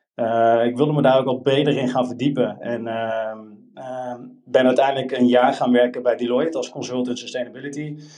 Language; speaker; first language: Dutch; native; Dutch